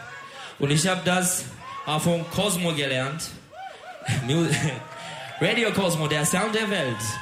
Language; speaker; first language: German; non-native, learner; Turkish